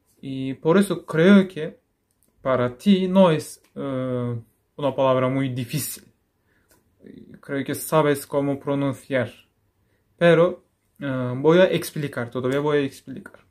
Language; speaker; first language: Spanish; non-native, fluent; Turkish